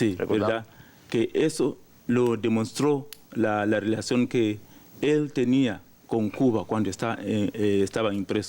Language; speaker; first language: Spanish; non-native, learner; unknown